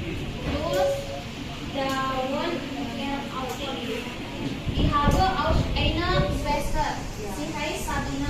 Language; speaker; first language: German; non-native, learner; Indonesian